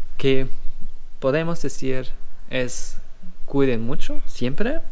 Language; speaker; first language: Spanish; non-native, learner; German